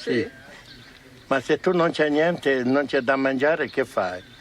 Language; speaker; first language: Italian; non-native, fluent; Tibetan